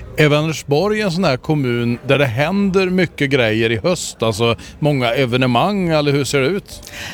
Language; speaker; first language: Swedish; native; Swedish